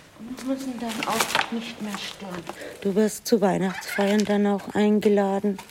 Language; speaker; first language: German; native; German